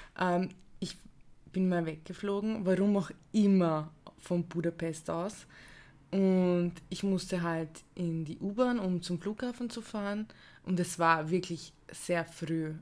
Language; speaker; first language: German; early bilingual, other home language; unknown